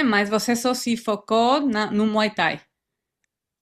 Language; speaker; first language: Portuguese; non-native, fluent; Spanish